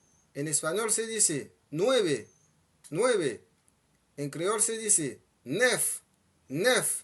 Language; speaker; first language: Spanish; non-native, fluent; Haitian Creole